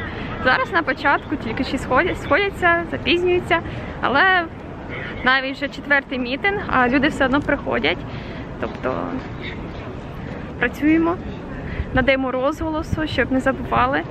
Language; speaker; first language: Ukrainian; native; Ukrainian